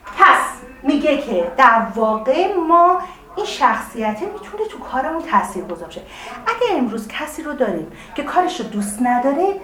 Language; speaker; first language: Persian; native; Persian